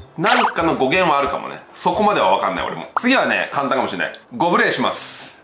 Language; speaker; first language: Japanese; native; Japanese